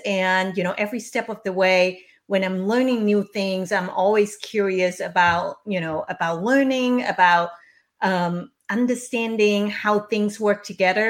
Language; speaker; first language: English; non-native, local second language; Cantonese